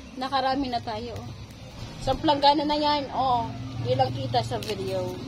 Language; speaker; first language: Filipino; non-native, local second language; Bikol